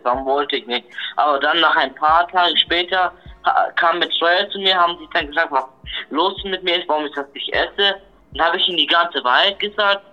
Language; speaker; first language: German; early bilingual, other home language; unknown